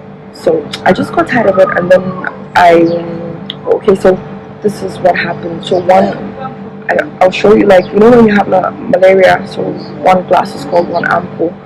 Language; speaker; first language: English; non-native, local second language; Hausa